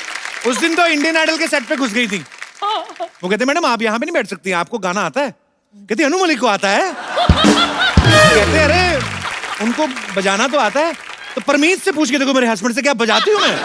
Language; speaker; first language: Hindi; native; Hindi